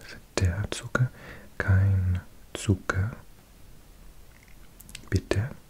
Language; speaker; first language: German; non-native, learner; English